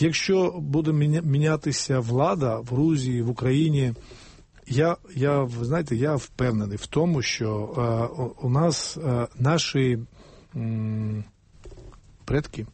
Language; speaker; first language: Ukrainian; non-native, fluent; Georgian